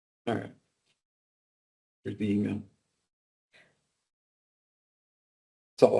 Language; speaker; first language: English; native; English